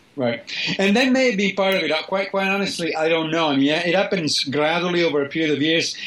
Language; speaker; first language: English; non-native, fluent; Italian